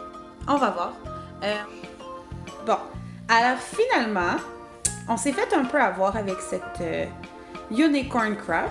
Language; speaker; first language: French; native; French